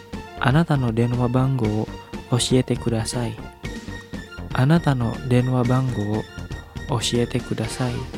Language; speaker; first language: Japanese; non-native, fluent; Indonesian